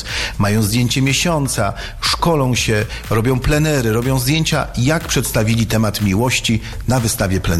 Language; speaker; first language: Polish; native; Polish